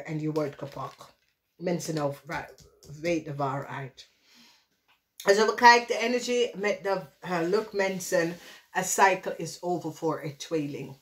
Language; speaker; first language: Dutch; non-native, fluent; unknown